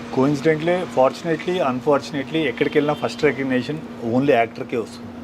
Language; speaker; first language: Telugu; native; Telugu